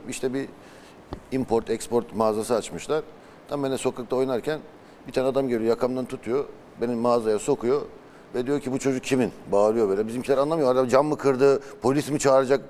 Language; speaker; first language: Turkish; early bilingual, heritage; Turkish